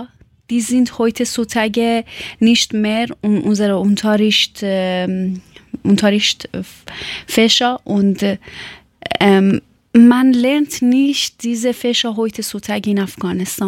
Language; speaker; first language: German; non-native, learner; Persian